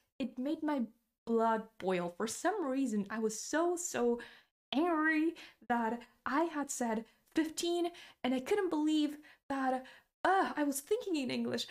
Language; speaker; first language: English; non-native, fluent; Portuguese